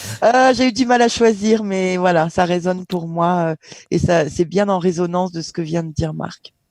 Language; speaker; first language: French; native; French